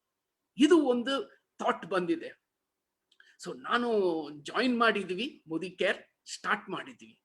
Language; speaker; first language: Kannada; non-native, learner; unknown